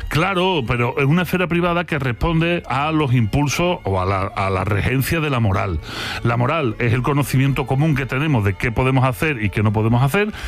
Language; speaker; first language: Spanish; native; Spanish